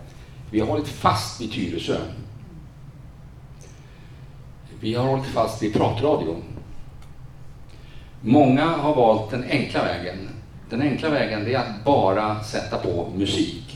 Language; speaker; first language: Swedish; native; Swedish